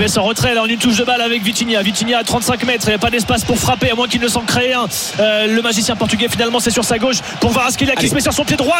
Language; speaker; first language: French; native; French